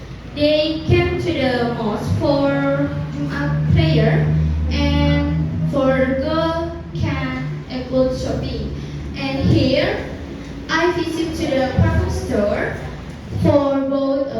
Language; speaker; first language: English; non-native, learner; Indonesian